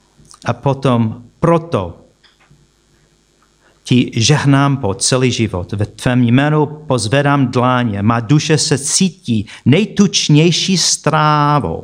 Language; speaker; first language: Czech; non-native, fluent; English